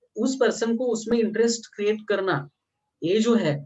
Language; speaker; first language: Hindi; non-native, local second language; Marathi